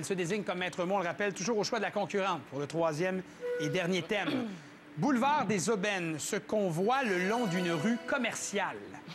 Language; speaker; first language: French; native; French